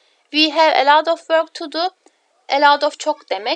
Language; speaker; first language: English; non-native, fluent; Turkish